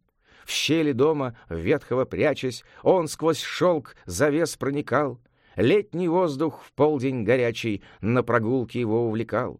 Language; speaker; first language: Russian; native; Russian